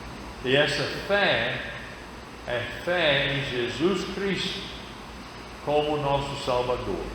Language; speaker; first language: Portuguese; non-native, fluent; English